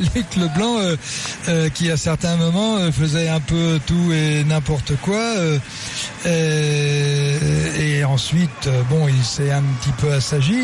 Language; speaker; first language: French; native; French